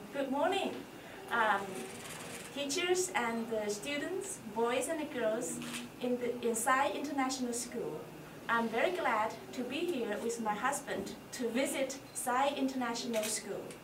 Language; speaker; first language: English; non-native, fluent; Chinese